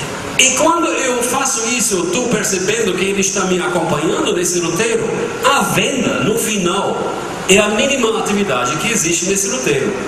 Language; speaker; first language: Portuguese; non-native, fluent; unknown